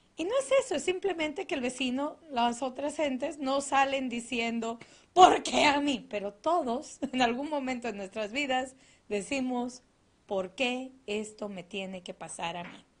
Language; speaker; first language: Spanish; native; Spanish